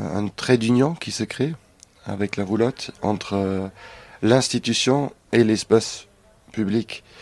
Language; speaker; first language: French; non-native, fluent; German